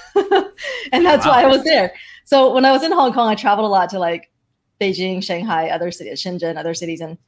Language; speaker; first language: English; early bilingual, other home language; Chinese